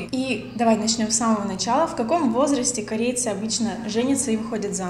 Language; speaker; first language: Russian; native; Russian